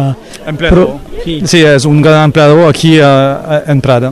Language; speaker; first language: Catalan; non-native, local second language; French